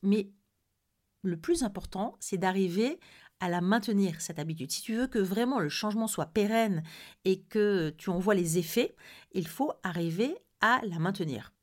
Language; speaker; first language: French; native; French